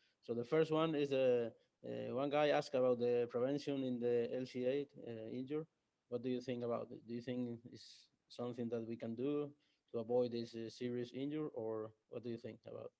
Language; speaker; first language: English; non-native, learner; Spanish